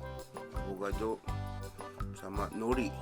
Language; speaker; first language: Indonesian; non-native, fluent; Japanese